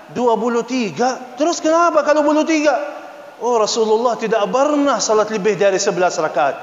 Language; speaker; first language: Indonesian; non-native, fluent; Arabic